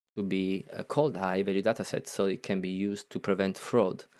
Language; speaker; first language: English; non-native, fluent; Italian